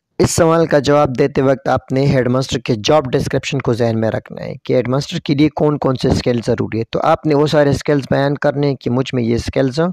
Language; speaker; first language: Urdu; non-native, local second language; Pashto